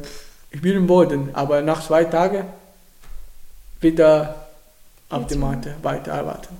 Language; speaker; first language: German; non-native, learner; Arabic